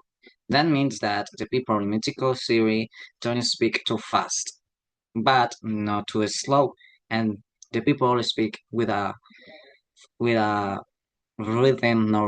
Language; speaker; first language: English; non-native, learner; Spanish